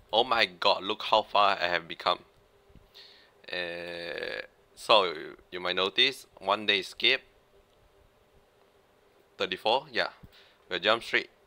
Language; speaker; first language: English; non-native, learner; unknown